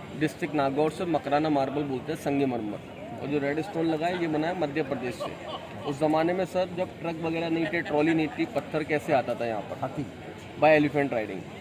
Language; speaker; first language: Hindi; native; Hindi